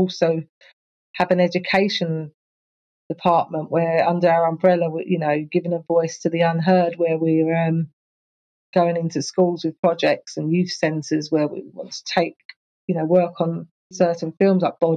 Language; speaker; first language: English; native; English